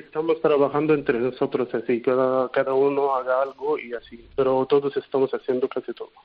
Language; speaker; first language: Spanish; non-native, fluent; Arabic